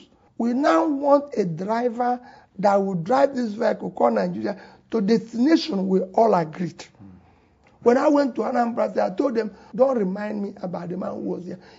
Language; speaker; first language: English; non-native, local second language; Igbo